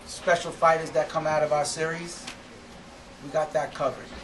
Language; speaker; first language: English; native; English